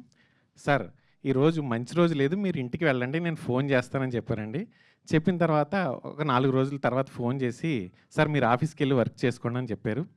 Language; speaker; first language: Telugu; native; Telugu